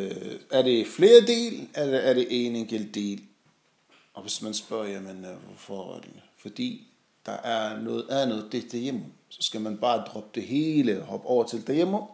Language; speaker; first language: Danish; non-native, fluent; Arabic